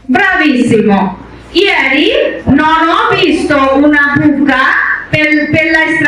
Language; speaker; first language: Italian; non-native, fluent; Bangla